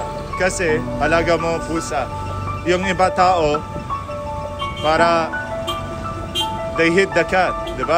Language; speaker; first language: Filipino; non-native, learner; Arabic